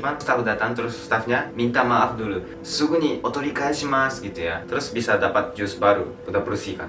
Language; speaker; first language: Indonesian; non-native, fluent; Japanese